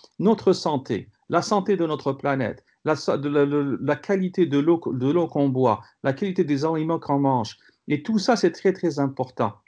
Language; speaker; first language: French; non-native, local second language; Kabyle